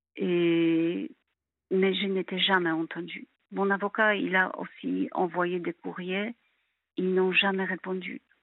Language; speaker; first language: French; non-native, fluent; Polish